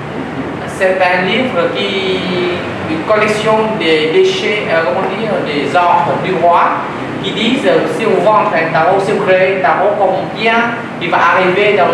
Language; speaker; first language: French; non-native, learner; Vietnamese